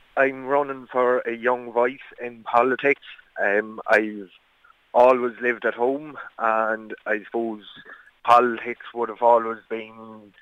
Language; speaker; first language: English; native; English